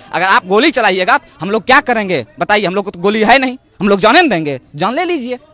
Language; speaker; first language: Hindi; native; Hindi